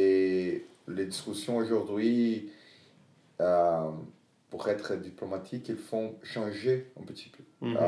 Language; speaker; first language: French; non-native, fluent; Portuguese